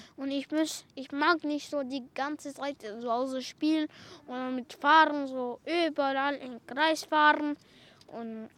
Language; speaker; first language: German; non-native, local second language; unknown